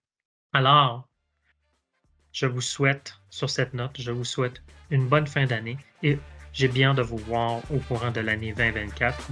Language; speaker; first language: French; native; French